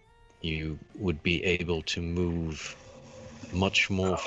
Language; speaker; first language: English; native; English